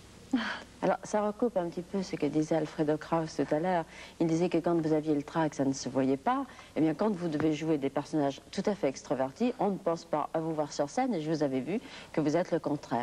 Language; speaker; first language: French; native; French